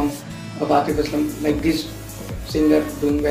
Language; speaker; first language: English; non-native, learner; Hindi